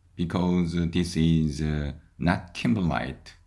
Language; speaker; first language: English; non-native, learner; Korean